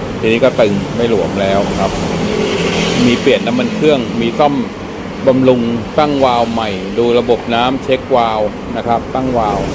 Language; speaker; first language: Thai; native; Thai